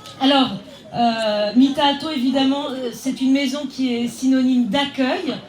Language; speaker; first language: French; native; French